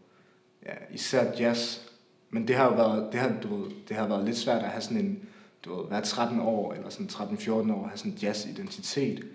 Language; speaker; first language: Danish; native; Danish